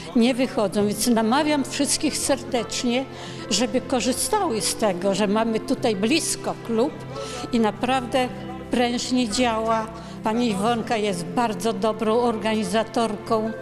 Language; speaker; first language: Polish; native; Polish